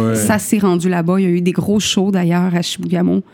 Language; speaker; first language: French; native; French